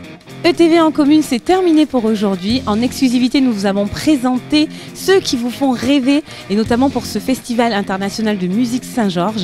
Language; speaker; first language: French; native; French